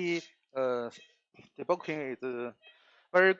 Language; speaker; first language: English; non-native, learner; Chinese